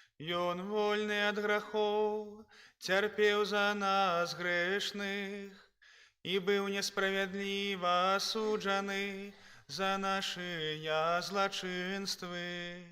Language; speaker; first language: Belarusian; native; Belarusian